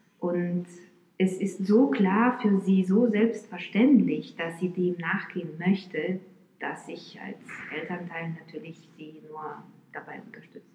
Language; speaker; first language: German; non-native, fluent; Romanian